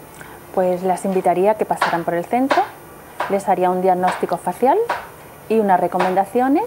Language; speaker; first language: Spanish; native; Spanish